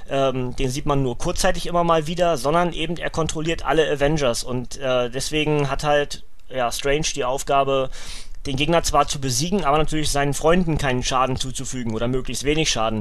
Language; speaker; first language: German; native; German